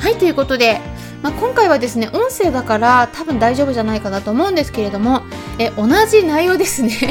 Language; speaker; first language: Japanese; native; Japanese